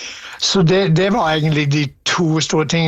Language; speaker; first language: Norwegian; non-native, fluent; English